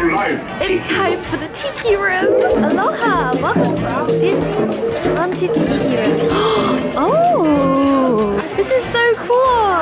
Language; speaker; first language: English; native; English